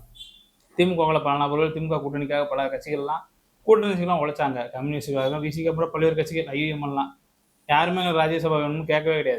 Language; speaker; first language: Tamil; native; Tamil